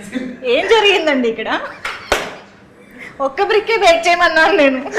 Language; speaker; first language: Telugu; native; Telugu